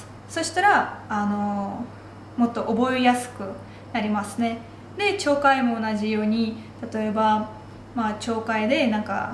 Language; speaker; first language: Japanese; non-native, fluent; Russian